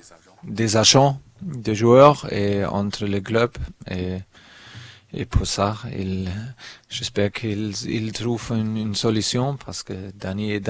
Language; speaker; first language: French; non-native, learner; German